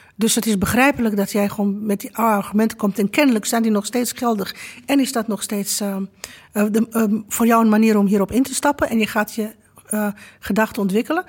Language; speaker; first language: Dutch; non-native, fluent; Romanian